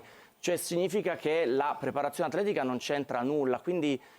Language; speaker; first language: Italian; native; Italian